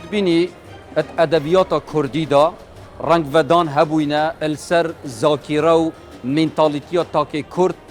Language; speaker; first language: Kurdish; native; Kurdish